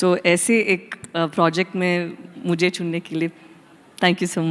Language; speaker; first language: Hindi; non-native, local second language; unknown